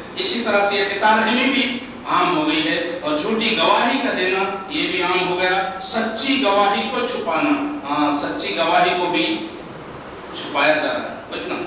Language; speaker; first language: Urdu; native; Urdu